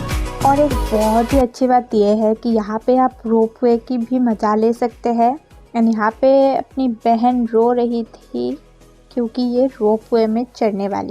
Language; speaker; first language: Hindi; non-native, local second language; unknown